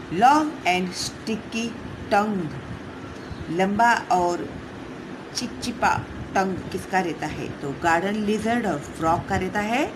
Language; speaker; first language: Hindi; non-native, local second language; Marathi